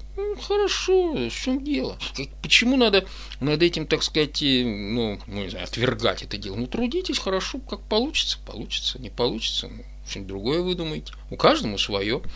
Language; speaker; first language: Russian; native; Russian